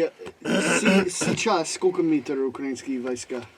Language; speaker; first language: Russian; non-native, learner; English